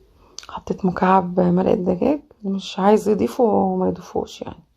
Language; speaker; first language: Arabic; native; Arabic